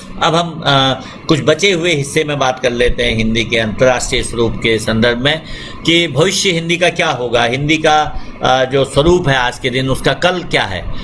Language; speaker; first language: Hindi; native; Hindi